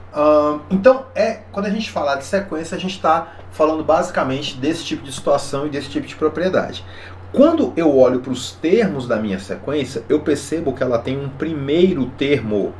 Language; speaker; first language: Portuguese; native; Portuguese